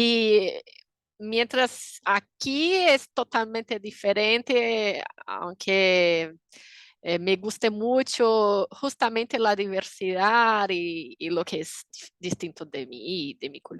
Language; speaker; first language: Spanish; non-native, fluent; Portuguese